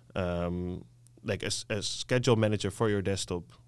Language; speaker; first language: English; non-native, fluent; Dutch